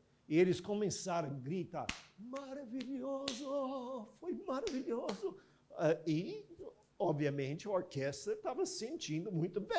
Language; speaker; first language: Portuguese; non-native, fluent; English